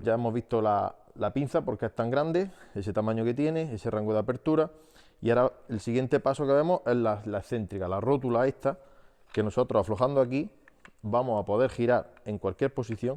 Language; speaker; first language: Spanish; native; Spanish